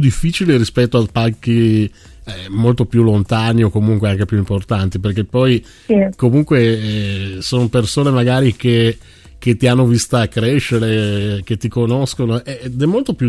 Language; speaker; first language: Italian; native; Italian